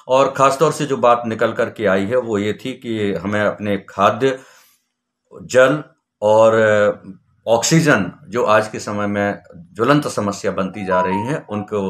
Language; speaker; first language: Hindi; native; Hindi